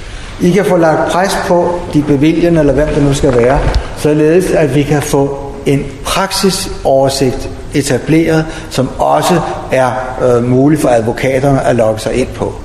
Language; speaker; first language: Danish; native; Danish